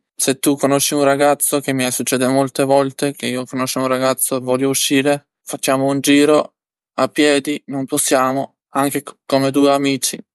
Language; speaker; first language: Italian; non-native, learner; Albanian